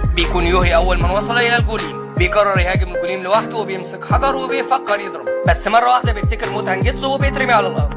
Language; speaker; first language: Arabic; native; Arabic